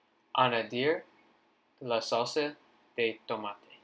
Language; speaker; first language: Spanish; non-native, learner; English